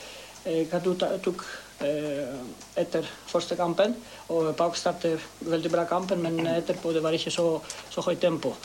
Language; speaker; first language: Norwegian; non-native, learner; Greek